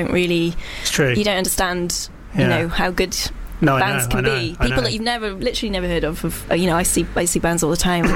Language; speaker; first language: English; native; English